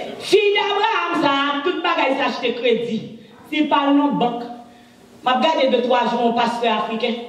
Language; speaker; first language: French; non-native, local second language; Haitian Creole